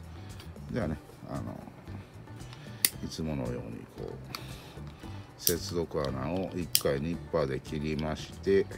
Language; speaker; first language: Japanese; native; Japanese